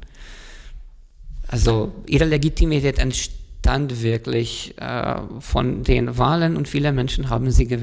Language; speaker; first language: German; non-native, fluent; Hungarian